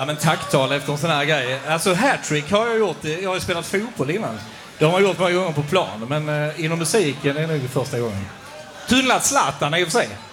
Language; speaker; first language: Swedish; native; Swedish